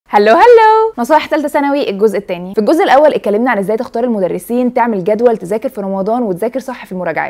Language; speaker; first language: Arabic; native; Arabic